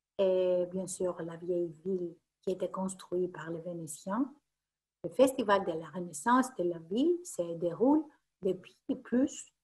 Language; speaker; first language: French; non-native, fluent; Greek